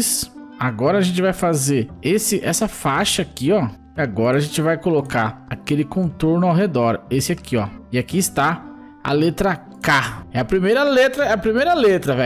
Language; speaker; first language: Portuguese; native; Portuguese